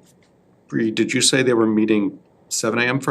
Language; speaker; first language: English; native; English